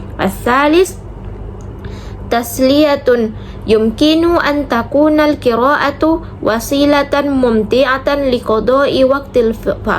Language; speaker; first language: Arabic; non-native, learner; Indonesian